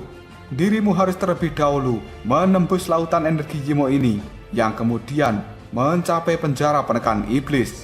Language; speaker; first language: Indonesian; native; Indonesian